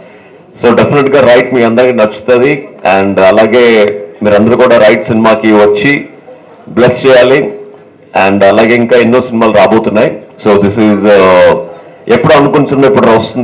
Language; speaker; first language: Telugu; native; Telugu